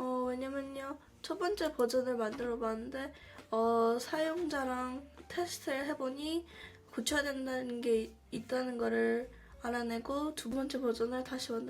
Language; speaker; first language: Korean; early bilingual, heritage; Korean